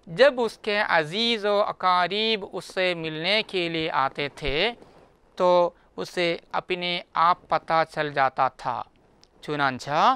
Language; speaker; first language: Hindi; non-native, local second language; Malayalam